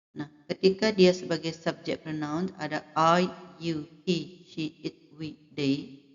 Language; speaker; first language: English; non-native, fluent; Indonesian